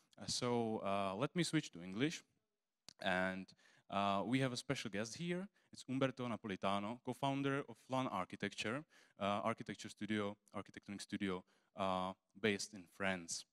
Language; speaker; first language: English; non-native, fluent; Czech